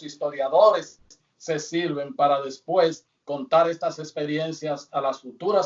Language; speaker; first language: Spanish; native; Spanish